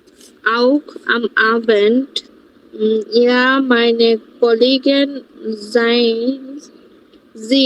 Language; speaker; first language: German; non-native, learner; Bangla